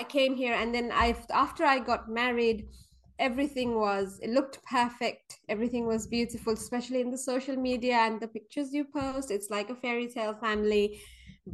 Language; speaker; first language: English; non-native, local second language; Nepali